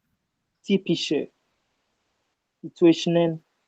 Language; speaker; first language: German; non-native, learner; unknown